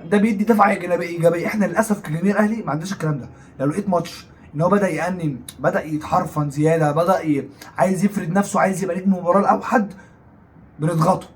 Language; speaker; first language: Arabic; native; Arabic